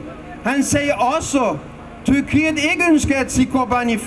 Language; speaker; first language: Danish; non-native, fluent; Kurdish